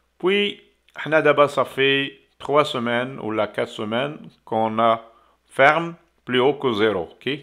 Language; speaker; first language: French; non-native, local second language; Arabic